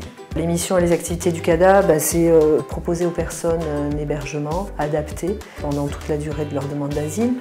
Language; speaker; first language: French; native; French